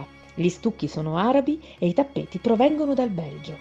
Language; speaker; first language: Italian; native; Italian